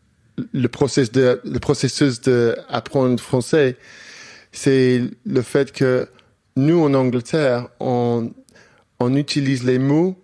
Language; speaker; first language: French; non-native, learner; English